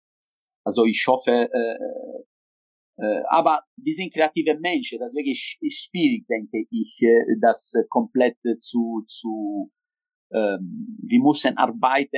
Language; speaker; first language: German; non-native, fluent; Italian